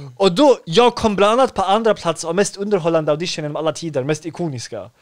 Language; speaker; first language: Swedish; early bilingual, other home language; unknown